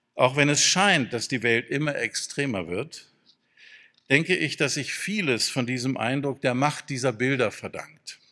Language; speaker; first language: German; native; German